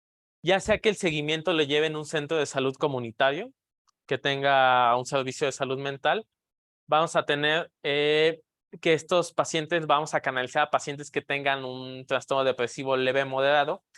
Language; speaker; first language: Spanish; native; Spanish